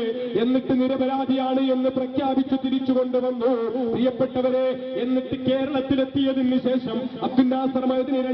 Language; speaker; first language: Malayalam; native; Malayalam